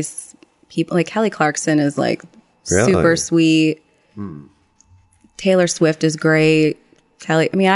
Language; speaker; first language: English; native; English